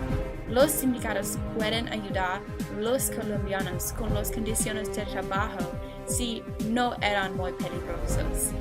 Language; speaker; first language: Spanish; non-native, learner; English